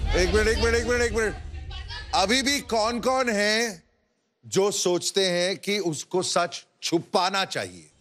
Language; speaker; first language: Hindi; native; Hindi